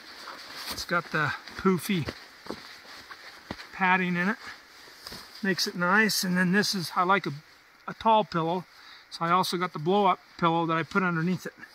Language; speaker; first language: English; native; English